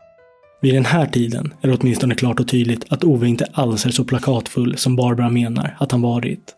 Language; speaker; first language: Swedish; native; Swedish